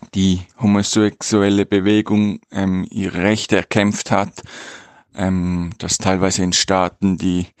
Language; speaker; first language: German; native; German